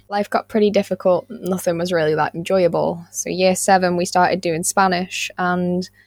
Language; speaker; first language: English; native; English